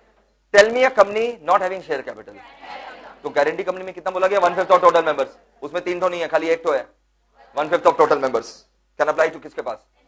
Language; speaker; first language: Hindi; non-native, local second language; Bangla